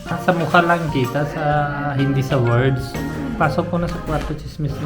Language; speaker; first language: Filipino; non-native, learner; Punjabi